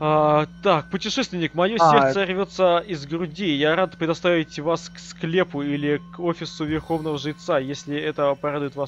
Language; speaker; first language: Russian; native; Russian